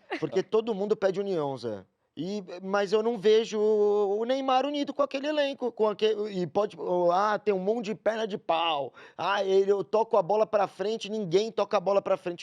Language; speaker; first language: Portuguese; native; Portuguese